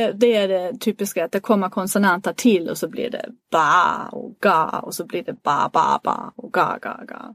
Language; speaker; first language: Swedish; non-native, fluent; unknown